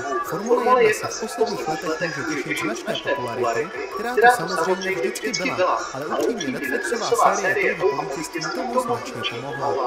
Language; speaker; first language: Czech; native; Czech